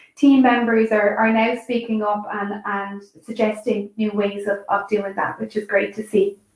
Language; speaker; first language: English; native; English